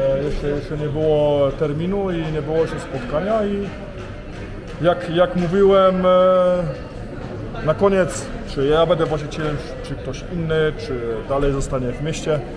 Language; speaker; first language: Polish; early bilingual, heritage; Polish